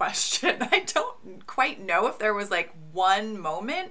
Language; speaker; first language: English; native; English